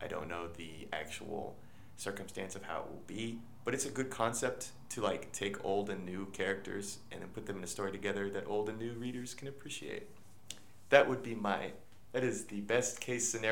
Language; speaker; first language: English; native; English